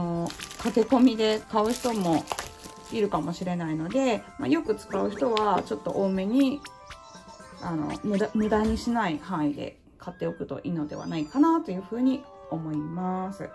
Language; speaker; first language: Japanese; native; Japanese